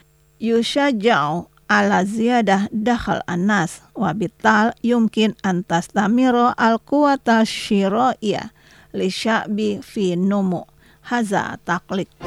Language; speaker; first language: Arabic; non-native, fluent; Indonesian